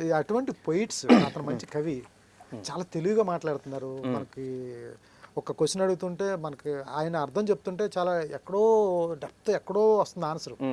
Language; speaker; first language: Telugu; native; Telugu